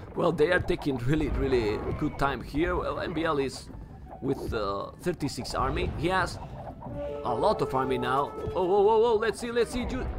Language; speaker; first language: English; non-native, fluent; Spanish